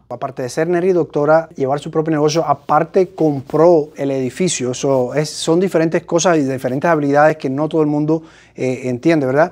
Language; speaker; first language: Spanish; native; Spanish